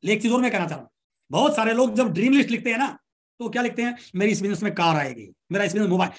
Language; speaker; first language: Hindi; native; Hindi